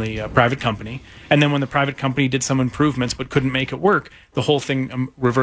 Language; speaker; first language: English; native; English